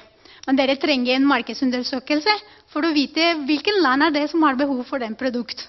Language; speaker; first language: Norwegian; non-native, fluent; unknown